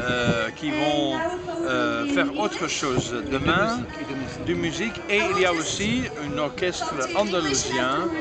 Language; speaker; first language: French; non-native, fluent; Dutch